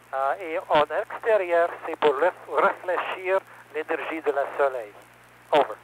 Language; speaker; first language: French; non-native, learner; English